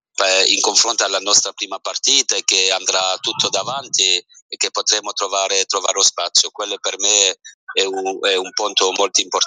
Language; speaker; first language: Italian; early bilingual, heritage; French